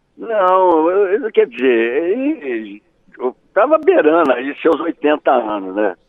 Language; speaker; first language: Portuguese; native; Portuguese